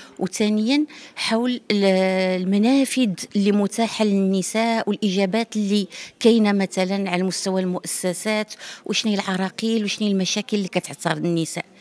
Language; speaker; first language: Arabic; native; Arabic